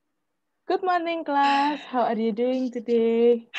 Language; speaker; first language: English; non-native, fluent; Indonesian